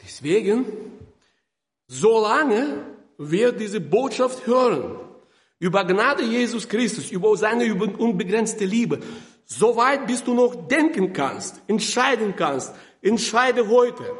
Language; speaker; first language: German; non-native, fluent; Russian